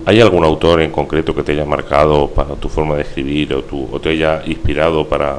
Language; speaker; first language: Spanish; native; Spanish